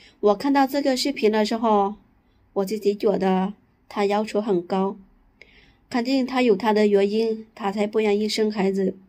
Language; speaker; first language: Chinese; non-native, fluent; Lao